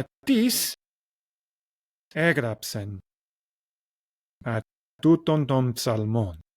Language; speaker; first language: Greek; non-native, learner; English